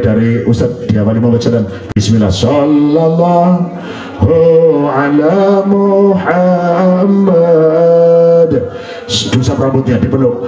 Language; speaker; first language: Indonesian; non-native, local second language; Javanese